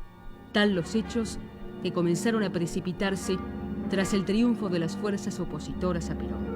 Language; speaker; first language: Spanish; native; Spanish